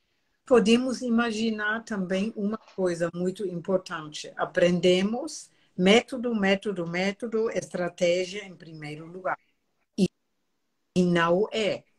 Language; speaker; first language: Portuguese; non-native, fluent; German